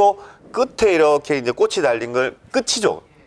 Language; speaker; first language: Korean; native; Korean